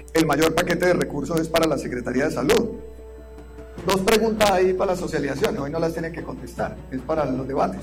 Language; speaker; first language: Spanish; native; Spanish